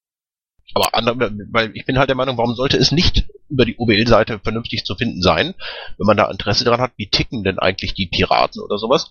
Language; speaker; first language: German; native; German